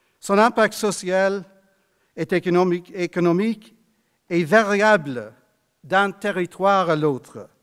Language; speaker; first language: French; non-native, fluent; English